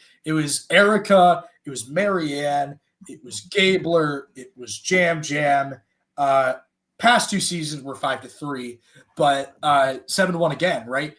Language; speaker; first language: English; native; English